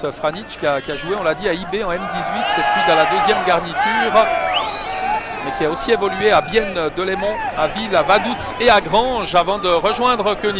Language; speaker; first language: French; native; French